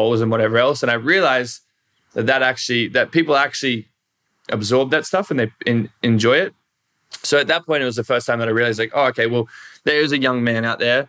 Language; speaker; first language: English; native; English